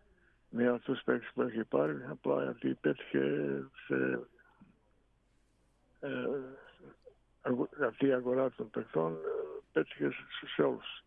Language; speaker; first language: Greek; non-native, fluent; Bosnian